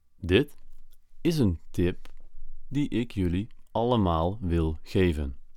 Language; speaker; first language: Dutch; native; Dutch